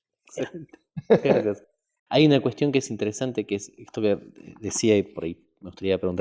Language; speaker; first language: Spanish; native; Spanish